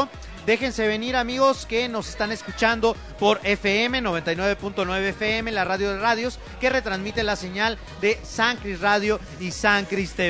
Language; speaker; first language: Spanish; native; Spanish